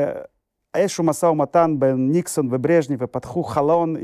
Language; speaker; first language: Hebrew; non-native, fluent; Russian